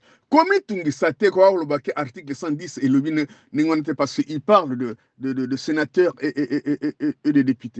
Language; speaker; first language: French; non-native, local second language; Lingala